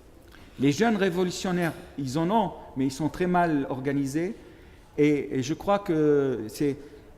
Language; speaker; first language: French; non-native, fluent; Arabic